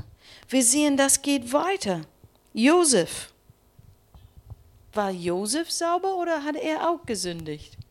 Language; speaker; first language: German; non-native, learner; English